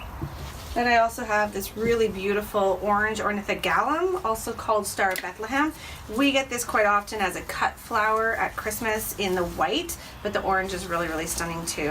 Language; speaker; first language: English; native; English